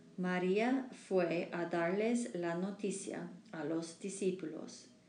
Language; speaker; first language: Spanish; non-native, learner; English